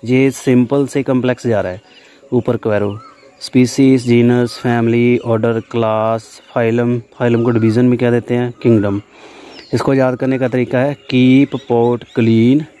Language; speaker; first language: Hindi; non-native, local second language; Punjabi